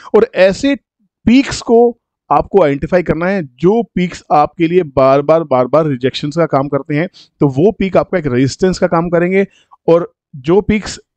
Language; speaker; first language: Hindi; native; Hindi